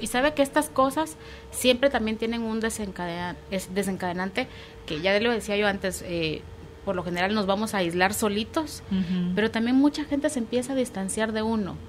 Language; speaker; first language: Spanish; native; Spanish